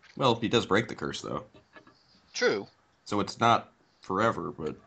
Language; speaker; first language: English; native; English